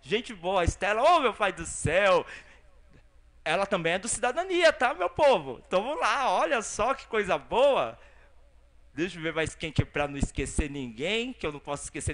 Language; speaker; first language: Portuguese; native; Portuguese